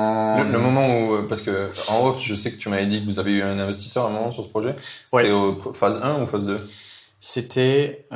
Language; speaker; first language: French; native; French